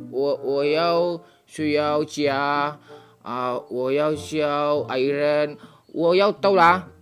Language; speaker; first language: Chinese; non-native, learner; Indonesian